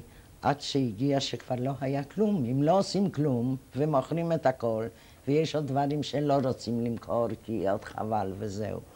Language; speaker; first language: Hebrew; non-native, fluent; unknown